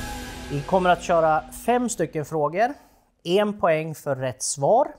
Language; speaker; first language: Swedish; native; Swedish